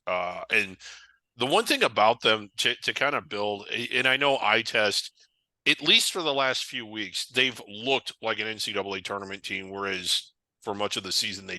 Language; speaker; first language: English; native; English